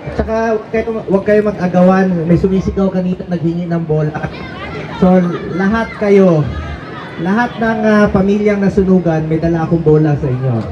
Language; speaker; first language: Filipino; non-native, local second language; Cebuano